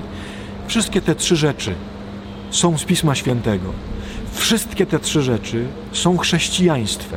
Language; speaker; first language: Polish; native; Polish